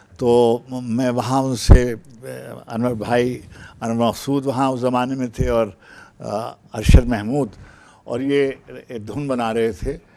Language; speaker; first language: Urdu; native; Urdu